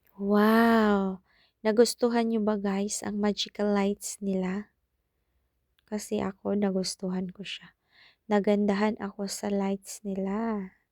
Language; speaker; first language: Filipino; non-native, local second language; Cebuano